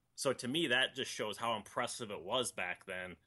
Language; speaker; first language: English; native; English